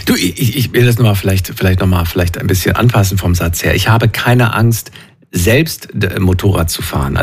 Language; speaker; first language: German; native; German